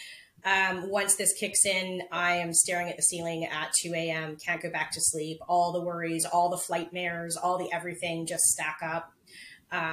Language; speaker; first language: English; native; English